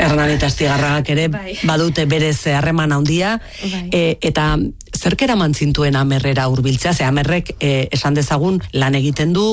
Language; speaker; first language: Basque; native; Basque